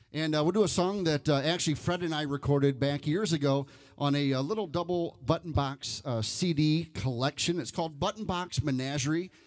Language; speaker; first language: English; native; English